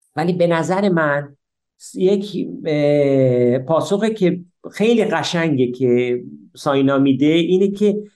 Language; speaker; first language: Persian; early bilingual, heritage; Persian